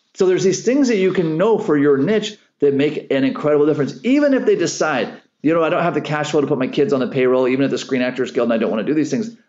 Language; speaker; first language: English; native; English